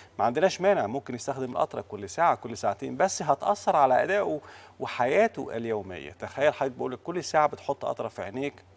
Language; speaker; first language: Arabic; native; Arabic